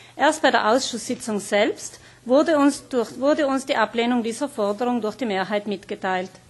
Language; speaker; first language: German; native; German